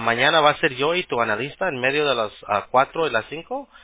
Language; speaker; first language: Spanish; early bilingual, heritage; Spanish